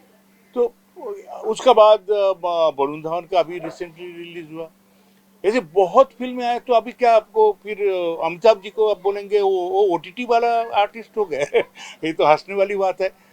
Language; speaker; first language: Hindi; non-native, local second language; Bangla